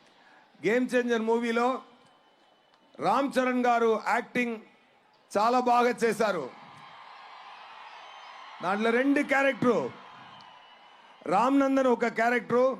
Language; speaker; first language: Telugu; non-native, learner; Tamil